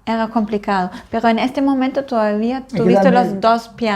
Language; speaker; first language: Spanish; non-native, fluent; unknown